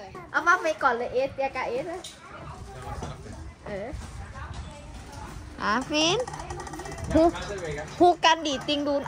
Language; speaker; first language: Dutch; non-native, learner; Thai